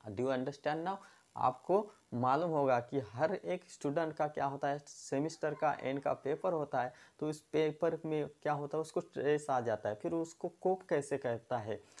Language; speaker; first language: Hindi; non-native, local second language; Marathi